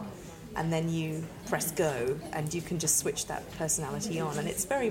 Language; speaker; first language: English; native; English